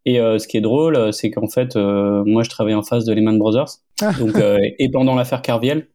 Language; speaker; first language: French; early bilingual, other home language; Arabic